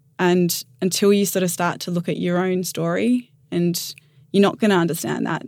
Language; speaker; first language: English; native; English